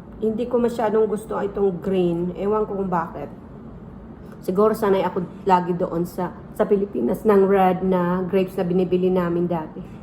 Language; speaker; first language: Filipino; non-native, local second language; Waray